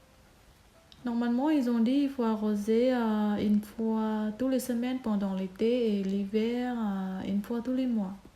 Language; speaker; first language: French; non-native, learner; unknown